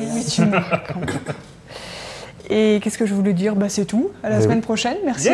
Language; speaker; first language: French; native; French